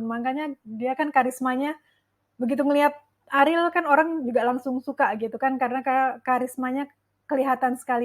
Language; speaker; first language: Indonesian; native; Indonesian